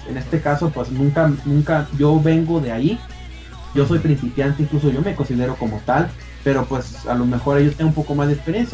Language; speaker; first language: Spanish; native; Spanish